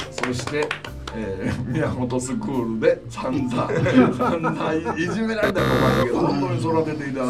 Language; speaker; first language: Japanese; native; Japanese